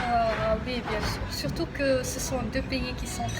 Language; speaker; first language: French; non-native, local second language; Arabic